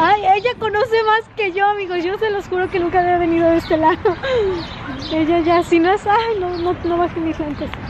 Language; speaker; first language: Spanish; native; Spanish